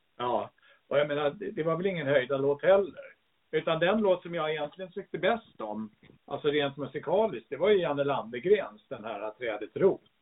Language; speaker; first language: Swedish; early bilingual, other home language; English